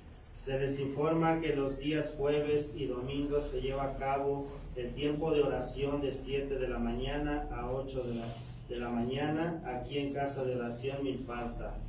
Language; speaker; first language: Spanish; native; Spanish